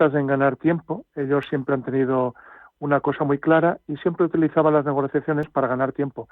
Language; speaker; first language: Spanish; native; Spanish